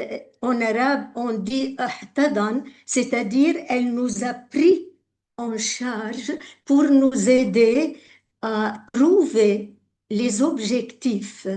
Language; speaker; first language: French; non-native, local second language; Arabic